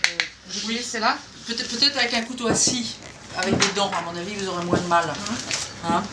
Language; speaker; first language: French; native; French